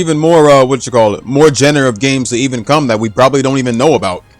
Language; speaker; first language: English; native; English